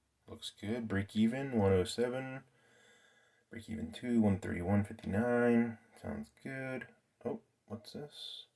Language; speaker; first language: English; native; English